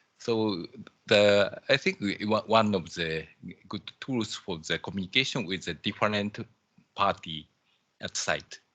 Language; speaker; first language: English; non-native, learner; Japanese